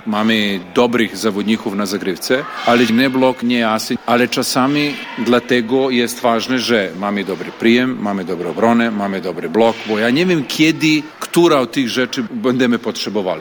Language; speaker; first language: Polish; non-native, fluent; Serbian